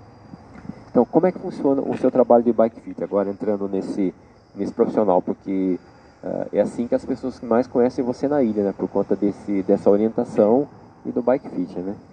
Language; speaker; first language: Portuguese; native; Portuguese